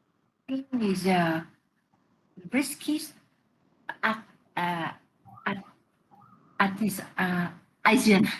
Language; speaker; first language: English; non-native, learner; Vietnamese